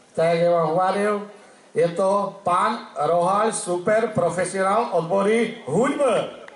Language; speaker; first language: Slovak; non-native, local second language; Rusyn